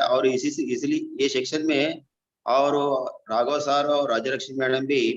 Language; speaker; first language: Hindi; non-native, local second language; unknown